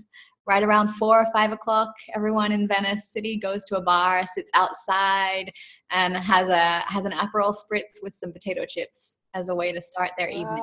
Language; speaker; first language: English; native; English